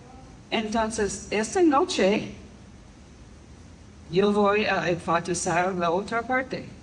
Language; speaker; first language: Spanish; non-native, fluent; English